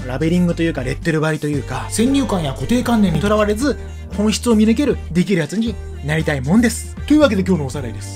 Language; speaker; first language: Japanese; native; Japanese